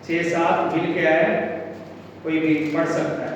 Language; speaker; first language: Hindi; non-native, local second language; Telugu